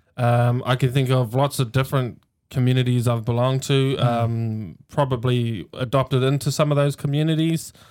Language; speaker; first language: English; native; English